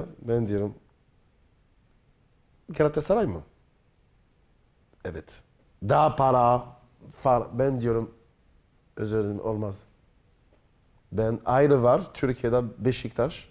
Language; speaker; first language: Turkish; non-native, learner; French